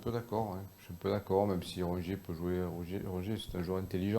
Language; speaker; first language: French; native; French